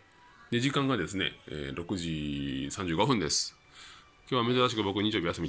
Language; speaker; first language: Japanese; native; Japanese